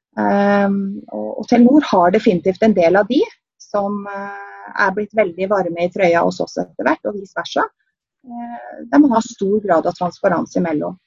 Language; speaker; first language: Norwegian; native; Norwegian